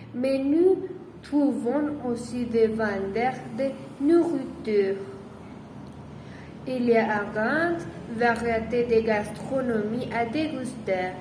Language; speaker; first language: French; non-native, learner; Spanish